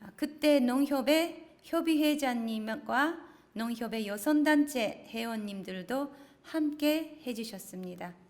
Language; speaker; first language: Korean; non-native, fluent; Japanese